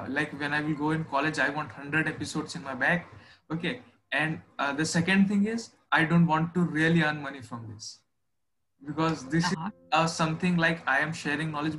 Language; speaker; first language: English; non-native, local second language; Hindi